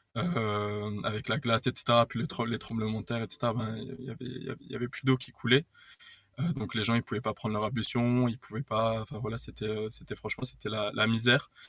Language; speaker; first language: French; native; French